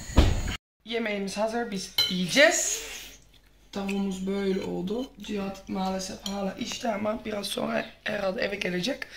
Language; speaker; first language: Turkish; non-native, learner; Dutch